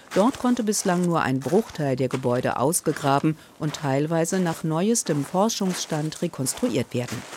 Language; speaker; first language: German; native; German